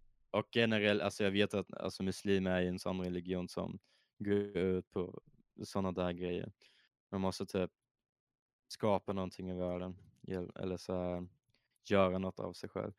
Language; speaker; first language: Swedish; native; Swedish